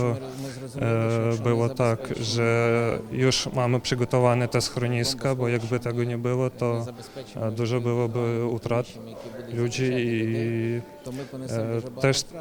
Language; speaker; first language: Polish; non-native, learner; Ukrainian